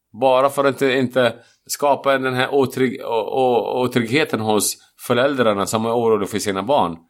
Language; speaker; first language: Swedish; non-native, fluent; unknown